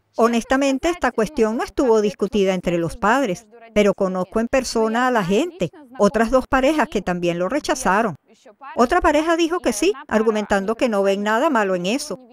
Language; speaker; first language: Spanish; non-native, fluent; Russian